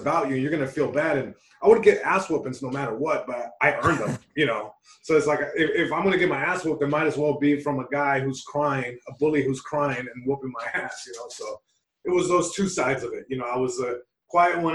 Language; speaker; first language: English; early bilingual, other home language; Spanish